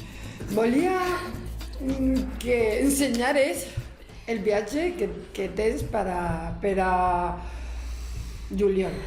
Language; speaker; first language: Catalan; non-native, local second language; Spanish